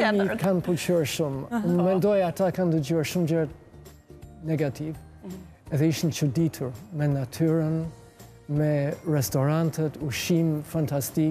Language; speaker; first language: Albanian; non-native, learner; English